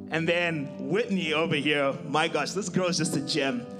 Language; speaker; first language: English; non-native, local second language; Shona